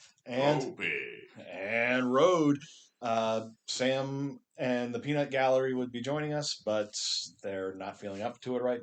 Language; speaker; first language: English; native; English